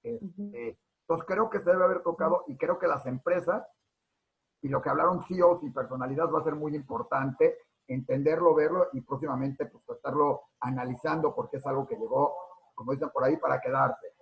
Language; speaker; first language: Spanish; native; Spanish